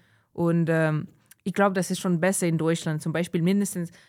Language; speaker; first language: German; non-native, fluent; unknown